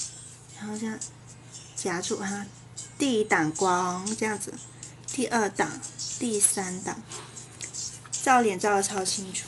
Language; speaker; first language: Chinese; native; Chinese